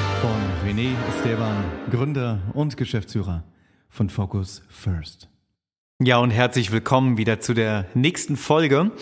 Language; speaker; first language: German; native; German